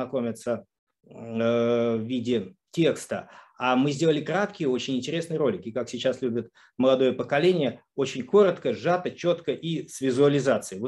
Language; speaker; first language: Russian; native; Russian